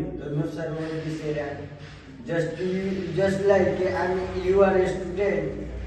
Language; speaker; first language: English; non-native, learner; Hindi